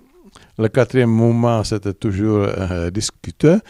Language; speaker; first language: French; non-native, learner; Czech